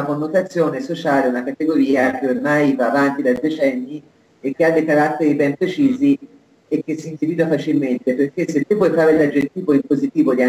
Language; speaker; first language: Italian; native; Italian